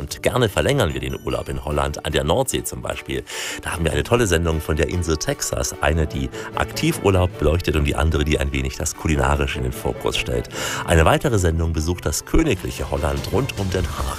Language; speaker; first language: German; native; German